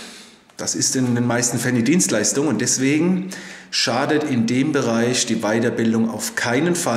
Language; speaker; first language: German; native; German